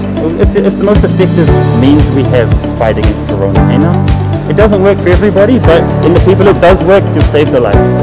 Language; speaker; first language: English; native; English